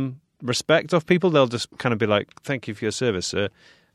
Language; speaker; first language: English; native; English